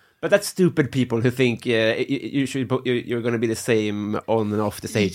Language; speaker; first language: English; non-native, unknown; Swedish